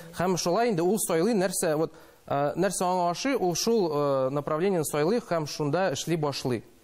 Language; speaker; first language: Tatar; non-native, local second language; Russian